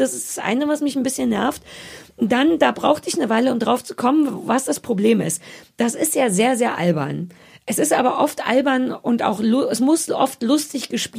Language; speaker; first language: German; native; German